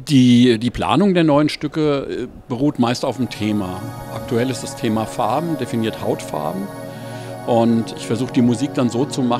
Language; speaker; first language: German; native; German